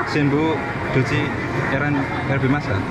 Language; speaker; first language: Japanese; non-native, learner; Indonesian